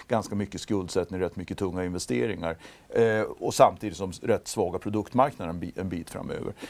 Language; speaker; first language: Swedish; native; Swedish